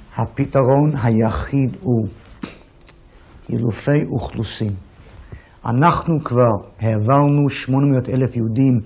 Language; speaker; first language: Hebrew; early bilingual, other home language; English